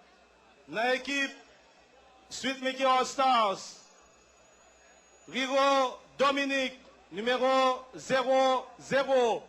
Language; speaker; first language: French; non-native, local second language; Haitian Creole